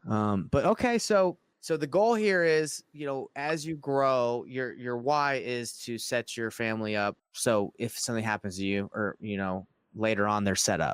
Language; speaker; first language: English; native; English